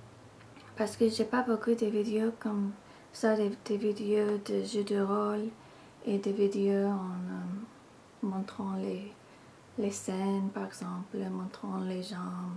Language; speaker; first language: French; non-native, learner; English